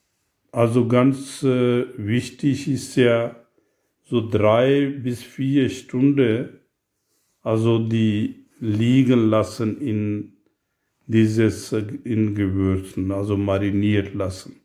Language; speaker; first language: German; non-native, learner; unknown